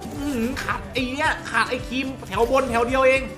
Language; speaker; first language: Thai; native; Thai